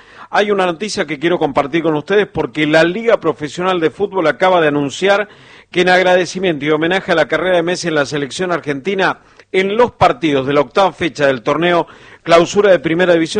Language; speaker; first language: Spanish; native; Spanish